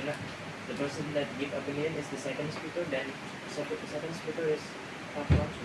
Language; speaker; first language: English; non-native, learner; Indonesian